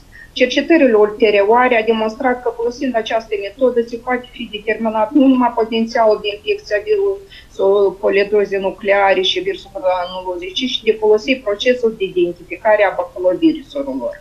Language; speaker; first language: Romanian; native; Romanian